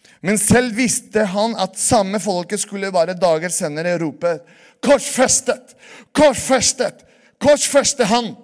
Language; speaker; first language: Norwegian; non-native, fluent; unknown